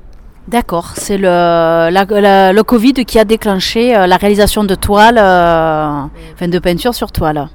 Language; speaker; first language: French; native; French